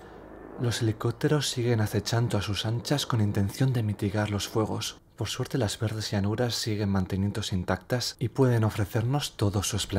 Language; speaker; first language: Spanish; native; Spanish